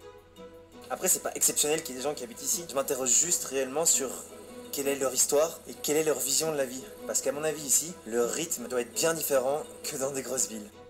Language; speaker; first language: French; native; French